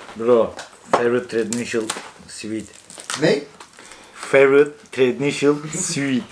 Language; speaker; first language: English; non-native, learner; Turkish